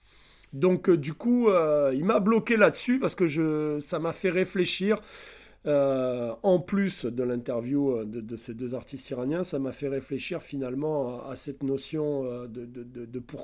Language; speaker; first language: French; native; French